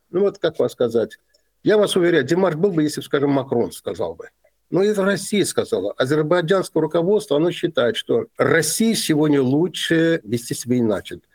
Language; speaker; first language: Russian; non-native, local second language; Azerbaijani